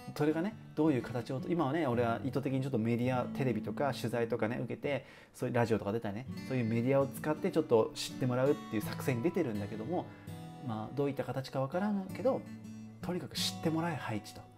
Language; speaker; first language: Japanese; native; Japanese